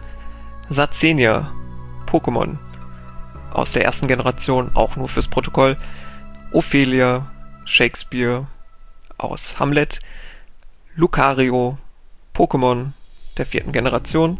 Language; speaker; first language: German; native; German